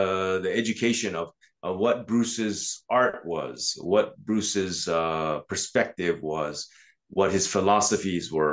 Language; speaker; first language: English; native; English